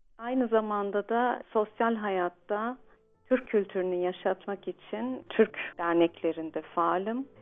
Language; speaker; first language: Turkish; early bilingual, heritage; Turkish